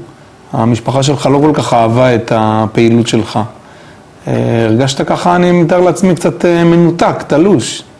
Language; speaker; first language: Hebrew; native; Hebrew